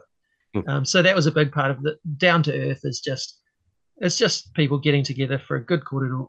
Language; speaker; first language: English; native; English